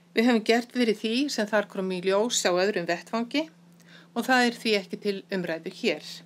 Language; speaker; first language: Icelandic; native; Icelandic